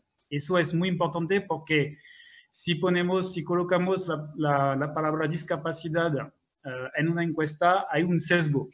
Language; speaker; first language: Spanish; non-native, fluent; French